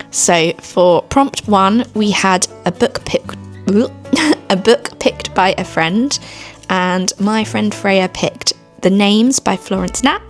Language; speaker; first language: English; native; English